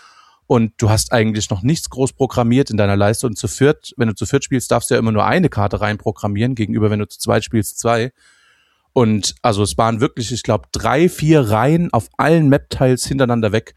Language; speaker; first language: German; native; German